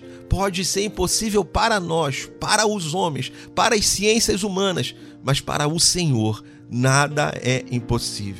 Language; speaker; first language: Portuguese; native; Portuguese